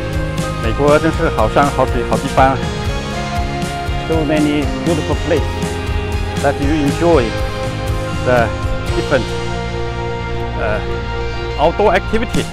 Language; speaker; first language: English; non-native, learner; Chinese